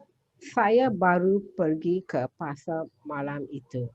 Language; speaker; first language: Indonesian; non-native, learner; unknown